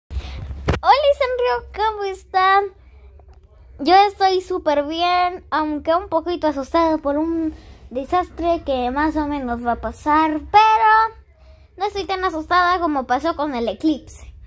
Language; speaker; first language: Spanish; native; Spanish